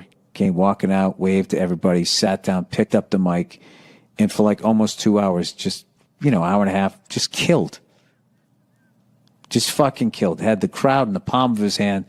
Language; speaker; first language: English; native; English